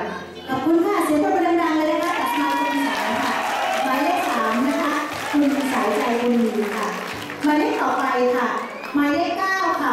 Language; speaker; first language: Thai; native; Thai